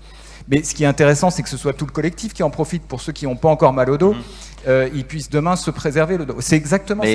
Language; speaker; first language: French; native; French